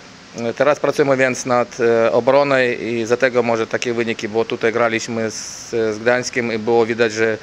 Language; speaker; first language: Polish; non-native, learner; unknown